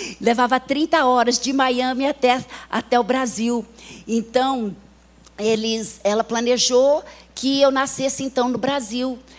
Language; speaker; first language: Portuguese; early bilingual, other home language; English